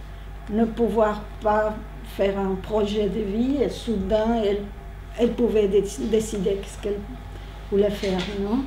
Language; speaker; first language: French; non-native, learner; Spanish